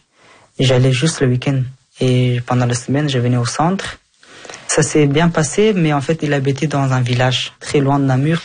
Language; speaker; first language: French; early bilingual, other home language; Persian